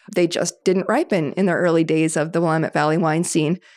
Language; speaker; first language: English; native; English